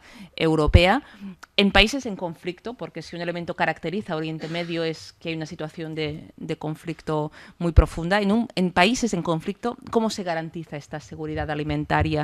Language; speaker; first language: Spanish; non-native, local second language; Catalan